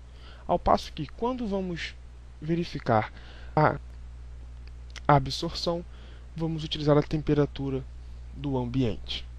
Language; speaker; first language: Portuguese; native; Portuguese